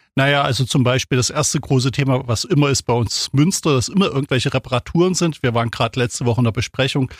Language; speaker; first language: German; native; German